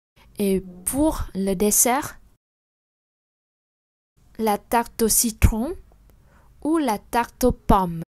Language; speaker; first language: French; non-native, fluent; Vietnamese